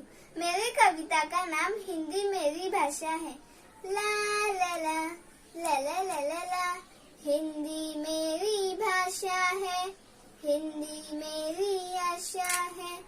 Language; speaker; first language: Hindi; non-native, local second language; Marathi